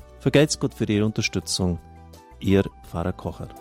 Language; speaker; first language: German; native; German